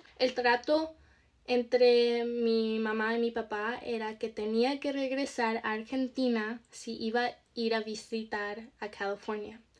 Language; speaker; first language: Spanish; early bilingual, heritage; Spanish